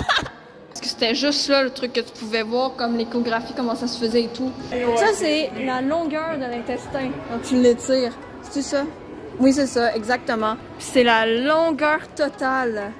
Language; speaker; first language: French; native; French